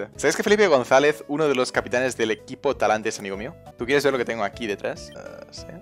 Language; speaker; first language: Spanish; native; Spanish